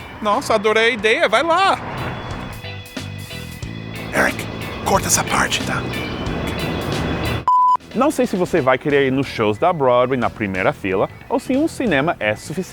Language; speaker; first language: Portuguese; non-native, fluent; English